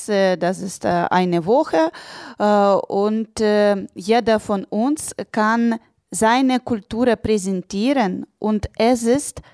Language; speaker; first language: German; non-native, learner; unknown